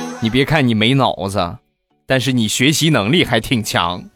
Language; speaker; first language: Chinese; native; Chinese